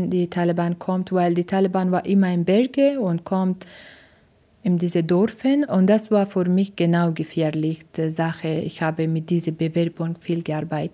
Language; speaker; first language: German; non-native, learner; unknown